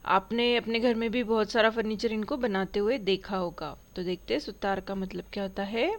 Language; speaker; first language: Hindi; non-native, local second language; Marathi